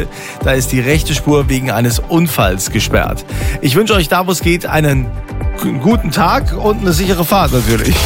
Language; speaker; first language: German; native; German